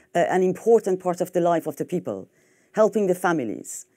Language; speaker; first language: English; non-native, fluent; French